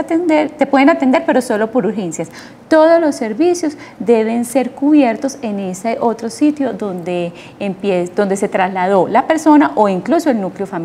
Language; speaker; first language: Spanish; native; Spanish